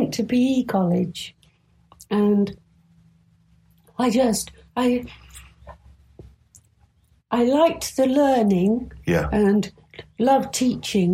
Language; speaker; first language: English; native; English